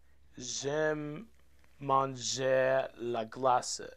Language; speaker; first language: French; non-native, learner; English